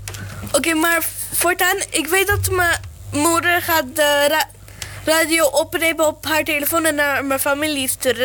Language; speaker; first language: Dutch; early bilingual, other home language; Polish